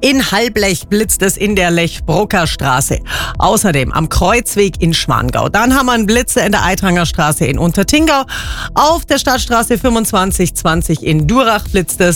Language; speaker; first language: German; native; German